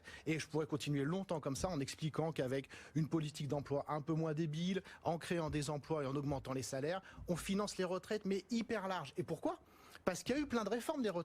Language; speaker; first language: French; native; French